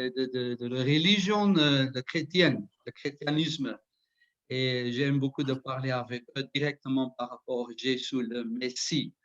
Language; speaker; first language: French; non-native, learner; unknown